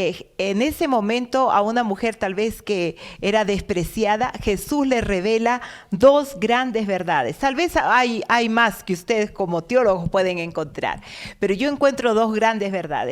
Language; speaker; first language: Spanish; native; Spanish